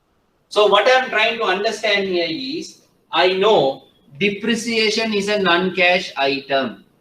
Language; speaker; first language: English; non-native, local second language; Sinhala